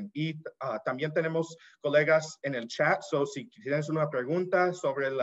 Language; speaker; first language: Spanish; early bilingual, heritage; Spanish